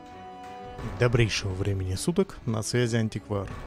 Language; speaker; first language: Russian; native; Russian